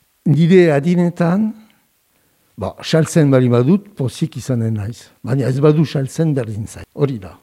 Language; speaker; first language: Basque; non-native, fluent; French